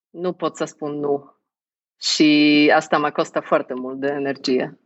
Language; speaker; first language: Romanian; non-native, fluent; Polish